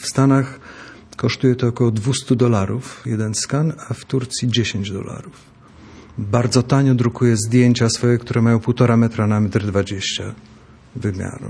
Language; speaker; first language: Polish; native; Polish